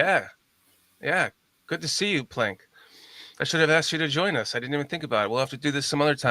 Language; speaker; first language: English; native; English